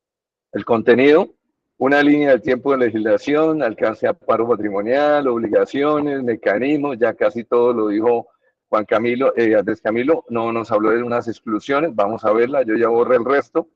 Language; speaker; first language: Spanish; native; Spanish